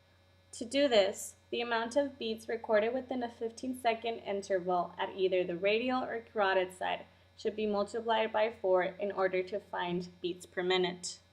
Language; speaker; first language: English; native; English